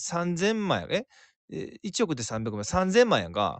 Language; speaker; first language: Japanese; native; Japanese